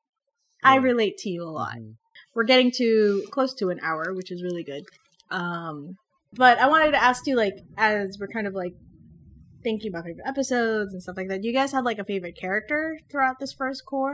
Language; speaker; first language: English; non-native, local second language; Filipino